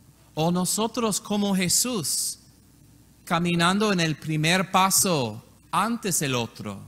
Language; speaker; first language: Spanish; non-native, learner; English